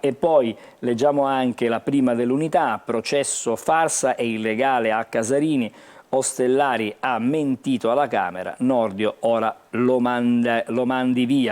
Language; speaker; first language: Italian; native; Italian